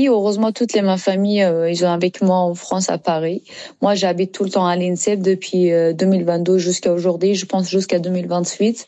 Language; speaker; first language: French; non-native, learner; Persian